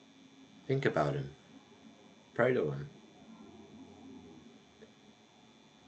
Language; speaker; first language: English; native; English